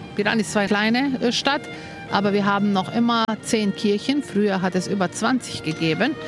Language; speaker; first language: German; non-native, fluent; Slovenian